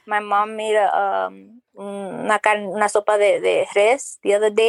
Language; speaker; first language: English; native; English